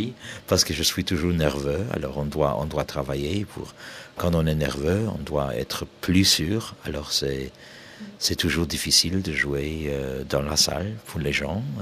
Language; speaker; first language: French; non-native, fluent; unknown